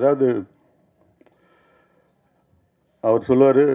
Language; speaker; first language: Tamil; native; Tamil